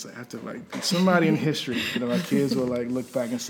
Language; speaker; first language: English; native; English